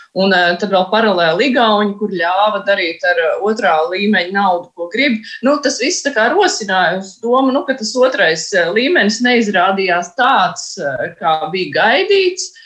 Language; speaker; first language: Latvian; native; Latvian